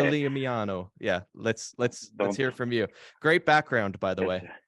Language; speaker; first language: English; native; English